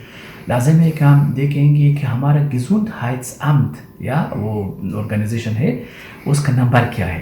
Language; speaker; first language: Hindi; non-native, learner; Persian